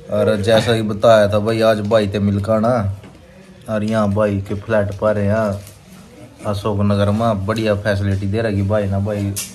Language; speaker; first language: Hindi; native; Hindi